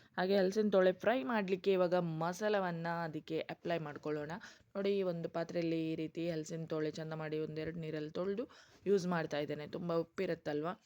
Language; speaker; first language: Kannada; non-native, local second language; Tulu